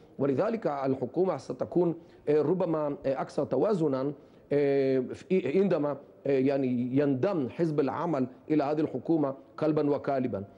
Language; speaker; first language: Arabic; non-native, fluent; Hebrew